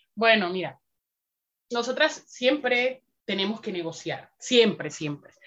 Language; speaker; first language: Spanish; native; Spanish